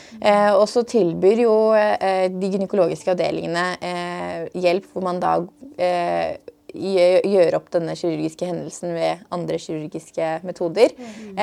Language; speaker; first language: Norwegian; early bilingual, other home language; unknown